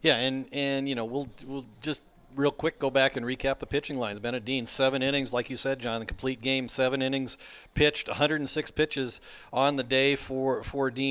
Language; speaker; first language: English; native; English